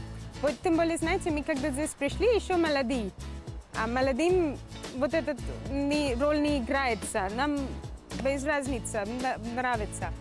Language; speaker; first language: Russian; non-native, fluent; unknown